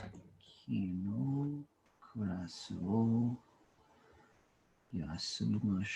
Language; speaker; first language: Japanese; non-native, learner; English